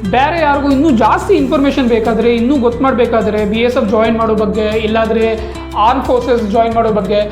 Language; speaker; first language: Kannada; native; Kannada